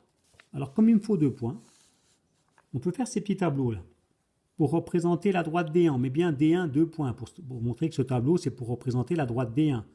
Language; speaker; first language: French; native; French